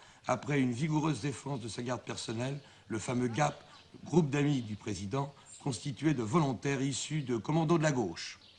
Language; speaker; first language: French; native; French